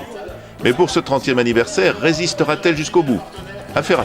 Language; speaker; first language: French; native; French